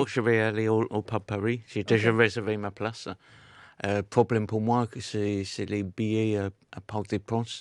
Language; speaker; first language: French; non-native, fluent; English